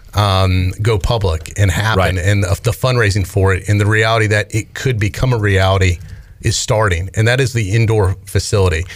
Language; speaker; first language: English; native; English